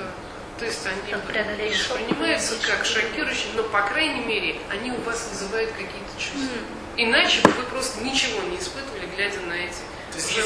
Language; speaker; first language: Russian; native; Russian